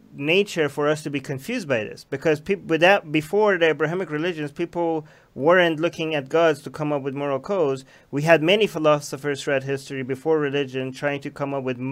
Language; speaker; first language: English; non-native, fluent; Persian